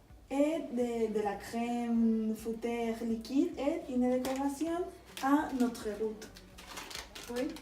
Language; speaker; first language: French; non-native, learner; Spanish